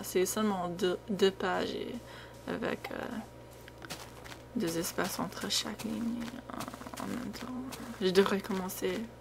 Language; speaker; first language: French; non-native, fluent; English